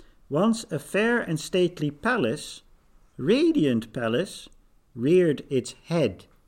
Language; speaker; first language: English; non-native, fluent; Dutch